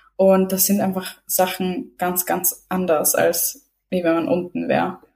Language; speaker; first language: German; early bilingual, other home language; Serbian